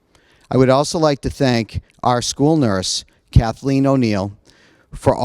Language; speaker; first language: English; native; English